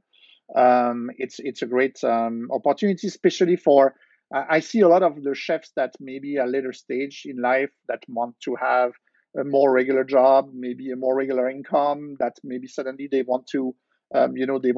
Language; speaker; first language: English; non-native, fluent; French